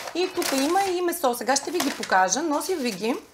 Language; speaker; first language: Bulgarian; native; Bulgarian